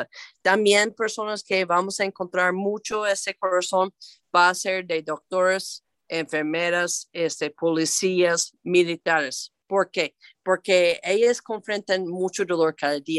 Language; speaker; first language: Spanish; non-native, fluent; English